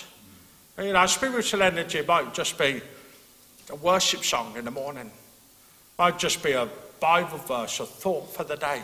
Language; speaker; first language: English; native; English